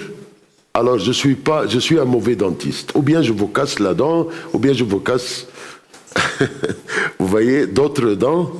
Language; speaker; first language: French; non-native, fluent; Arabic